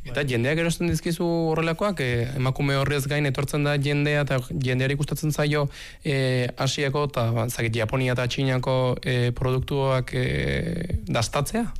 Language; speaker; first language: Basque; native; Basque